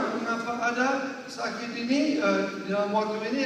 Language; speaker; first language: Indonesian; non-native, learner; English